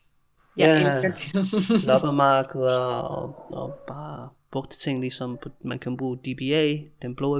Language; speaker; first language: Danish; non-native, fluent; English